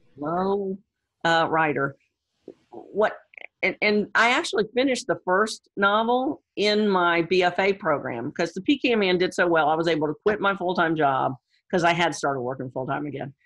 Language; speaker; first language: English; native; English